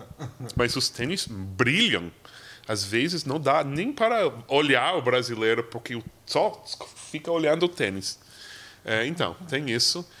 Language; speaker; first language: Portuguese; non-native, fluent; English